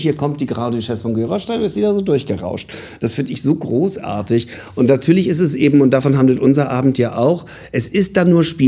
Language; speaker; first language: German; native; German